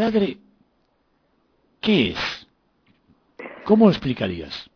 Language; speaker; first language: Spanish; native; Spanish